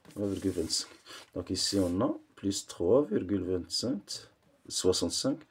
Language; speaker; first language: French; non-native, local second language; Arabic